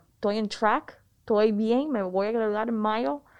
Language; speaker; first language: Spanish; early bilingual, heritage; Spanish